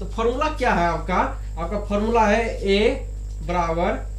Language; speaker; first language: Hindi; native; Hindi